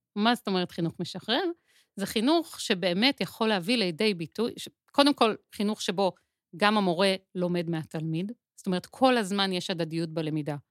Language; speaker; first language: Hebrew; native; Hebrew